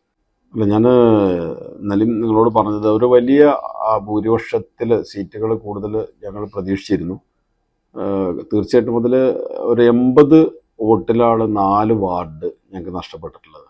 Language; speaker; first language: Malayalam; native; Malayalam